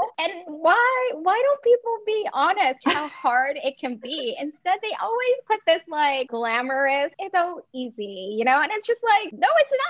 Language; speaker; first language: English; non-native, fluent; Chinese